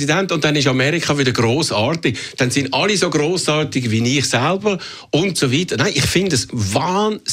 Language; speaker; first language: German; native; German